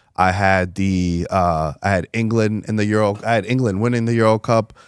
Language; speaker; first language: English; native; English